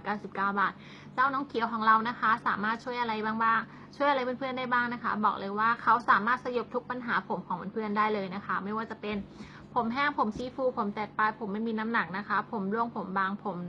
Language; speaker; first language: Thai; native; Thai